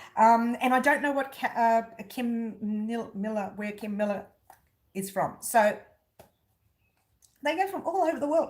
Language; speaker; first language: English; native; English